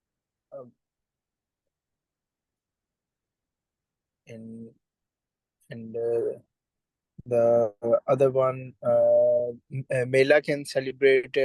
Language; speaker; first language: English; non-native, learner; Urdu